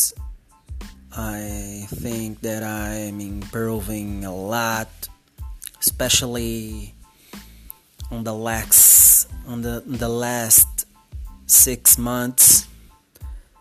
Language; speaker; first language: English; non-native, fluent; Portuguese